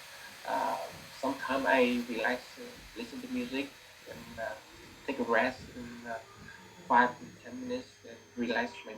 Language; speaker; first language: English; non-native, learner; Vietnamese